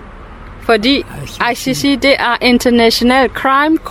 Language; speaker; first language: Danish; non-native, fluent; Burmese